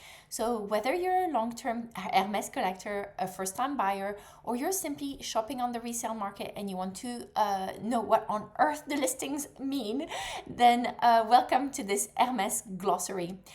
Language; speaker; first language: English; non-native, fluent; French